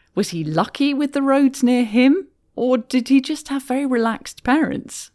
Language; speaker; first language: English; native; English